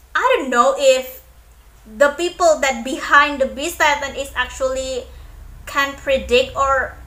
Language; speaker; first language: English; non-native, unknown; Indonesian